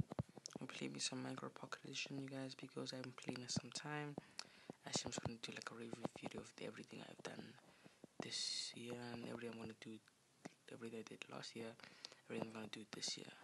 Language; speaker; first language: English; native; English